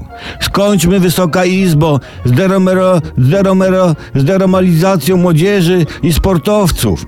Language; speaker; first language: Polish; native; Polish